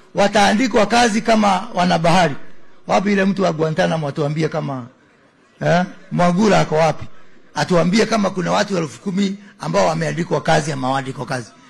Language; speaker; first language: Swahili; non-native, local second language; Kikuyu